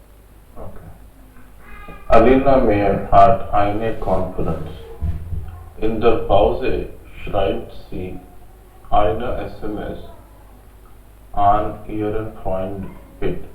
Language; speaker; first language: German; non-native, learner; Hindi